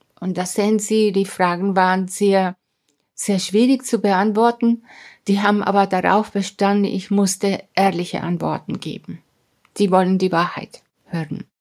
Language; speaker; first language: German; non-native, fluent; Spanish